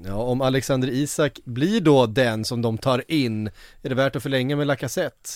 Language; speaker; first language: Swedish; native; Swedish